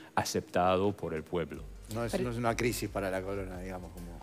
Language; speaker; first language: Spanish; non-native, fluent; English